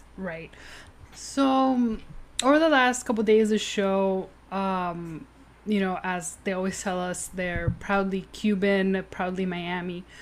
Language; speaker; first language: English; native; English